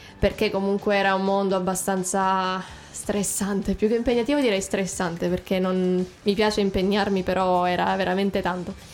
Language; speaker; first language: Italian; native; Italian